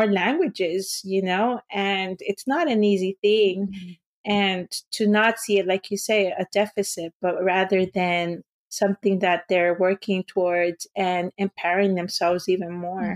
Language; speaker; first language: English; early bilingual, other home language; Spanish